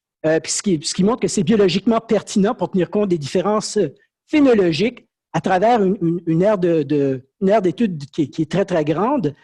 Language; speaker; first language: French; native; French